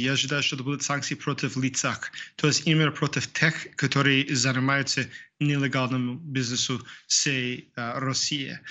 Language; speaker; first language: Russian; non-native, fluent; English